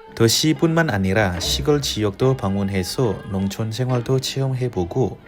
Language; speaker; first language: Korean; non-native, fluent; Indonesian